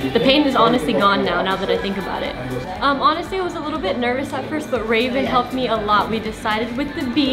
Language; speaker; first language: English; native; English